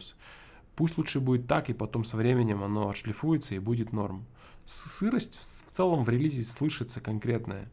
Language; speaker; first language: Russian; native; Russian